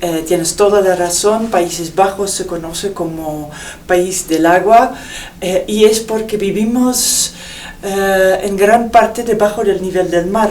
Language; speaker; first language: Spanish; non-native, fluent; Dutch